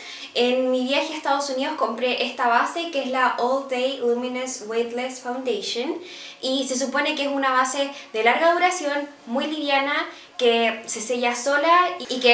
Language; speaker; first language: Spanish; native; Spanish